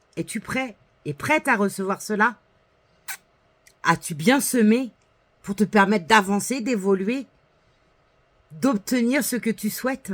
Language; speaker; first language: French; native; French